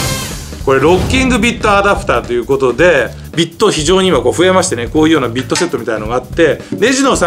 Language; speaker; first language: Japanese; native; Japanese